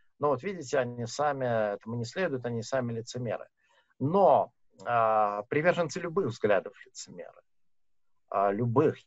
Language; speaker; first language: Russian; native; Russian